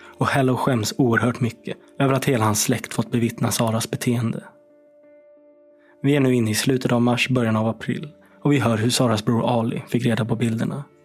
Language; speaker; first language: Swedish; native; Swedish